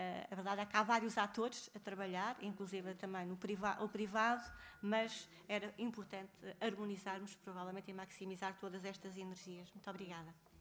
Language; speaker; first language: Portuguese; native; Portuguese